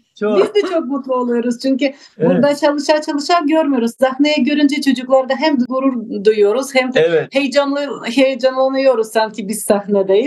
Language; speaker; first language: Turkish; non-native, learner; Russian